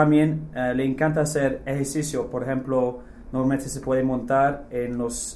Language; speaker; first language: Spanish; non-native, fluent; English